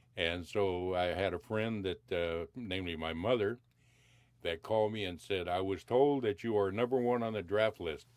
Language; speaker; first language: English; native; English